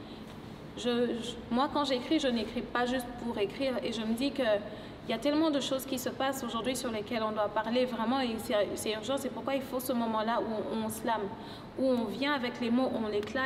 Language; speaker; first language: French; non-native, local second language; Lingala